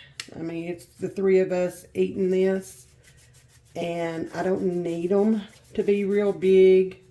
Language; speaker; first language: English; native; English